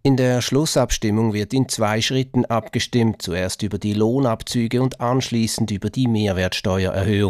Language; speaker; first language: German; native; German